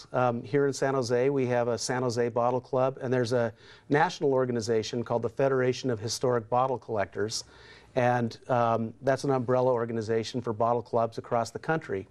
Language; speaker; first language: English; native; English